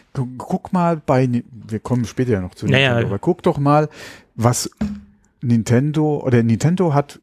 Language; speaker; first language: German; native; German